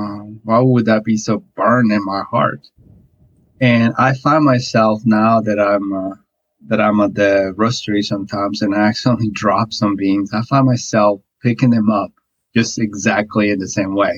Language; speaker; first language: English; non-native, fluent; Spanish